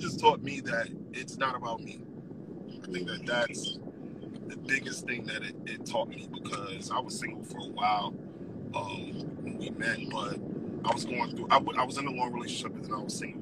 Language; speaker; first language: English; native; English